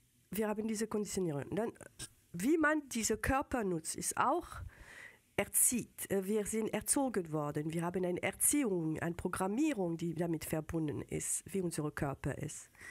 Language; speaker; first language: German; non-native, fluent; French